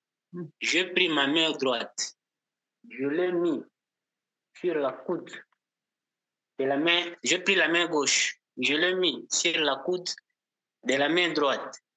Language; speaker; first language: French; non-native, local second language; Portuguese